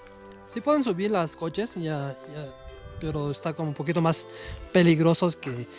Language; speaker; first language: Spanish; non-native, learner; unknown